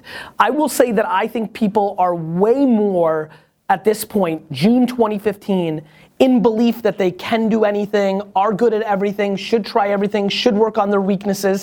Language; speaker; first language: English; native; English